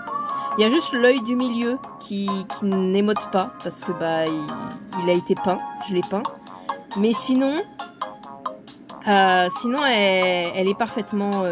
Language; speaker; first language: French; native; French